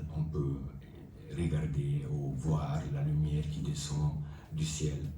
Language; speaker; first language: French; non-native, local second language; Italian